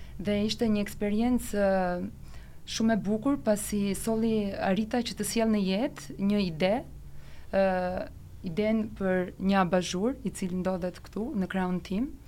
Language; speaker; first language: Albanian; native; Albanian